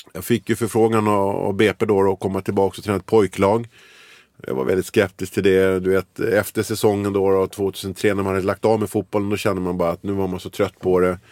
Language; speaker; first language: Swedish; early bilingual, other home language; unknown